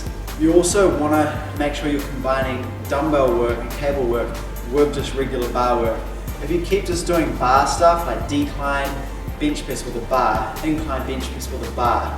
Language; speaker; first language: English; native; English